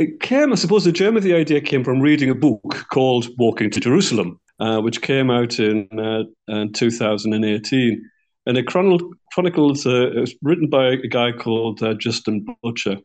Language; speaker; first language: English; native; English